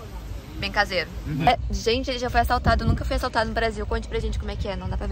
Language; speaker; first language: Portuguese; native; Portuguese